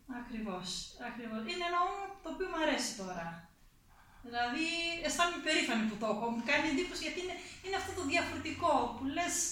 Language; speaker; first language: Greek; early bilingual, heritage; Greek